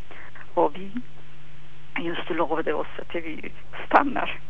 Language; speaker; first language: Swedish; non-native, fluent; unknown